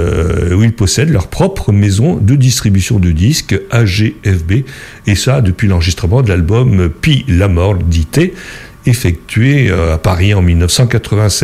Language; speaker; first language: French; native; French